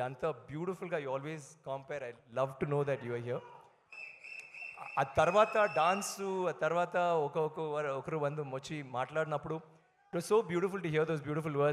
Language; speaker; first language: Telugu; non-native, learner; Tamil